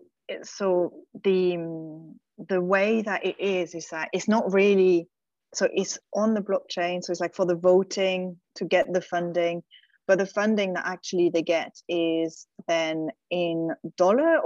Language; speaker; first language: English; non-native, fluent; French